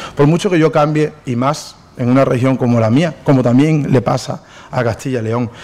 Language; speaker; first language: Spanish; native; Spanish